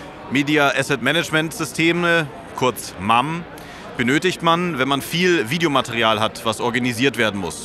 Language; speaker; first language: German; native; German